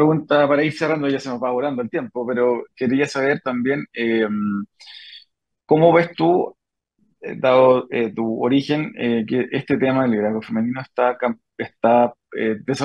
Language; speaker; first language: Spanish; native; Spanish